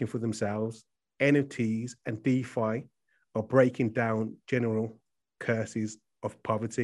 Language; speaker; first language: English; native; English